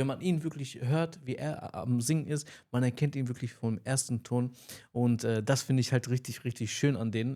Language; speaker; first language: German; early bilingual, heritage; Romany